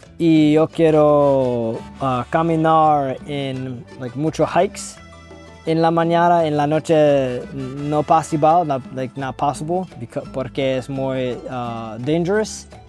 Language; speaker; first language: Spanish; non-native, learner; English